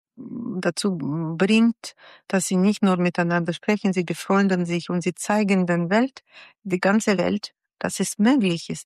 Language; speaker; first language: German; non-native, fluent; Russian